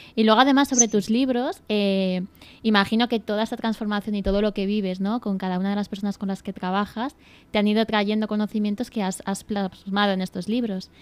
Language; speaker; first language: Spanish; native; Spanish